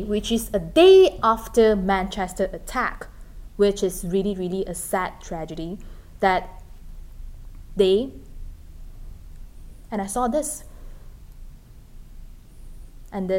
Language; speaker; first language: English; non-native, local second language; Chinese